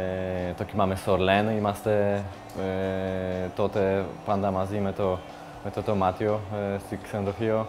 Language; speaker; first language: Greek; non-native, learner; Polish